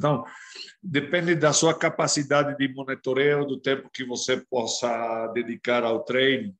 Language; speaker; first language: Portuguese; non-native, fluent; Spanish